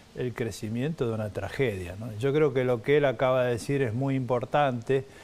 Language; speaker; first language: Spanish; native; Spanish